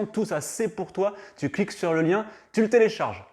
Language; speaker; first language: French; native; French